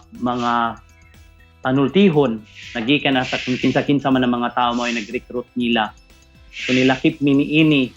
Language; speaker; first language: Cebuano; native; Cebuano